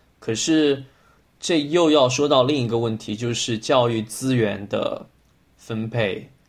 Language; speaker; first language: Chinese; native; Chinese